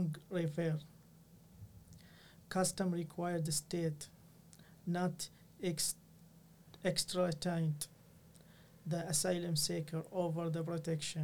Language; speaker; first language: English; non-native, learner; Arabic